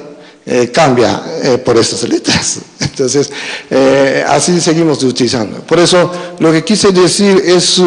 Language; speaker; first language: Spanish; non-native, fluent; Japanese